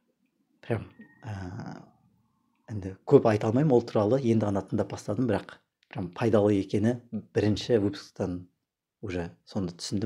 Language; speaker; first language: Kazakh; native; Kazakh